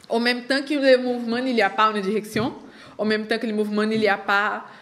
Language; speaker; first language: French; non-native, fluent; Portuguese